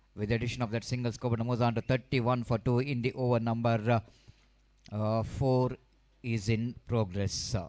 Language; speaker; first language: English; non-native, local second language; Kannada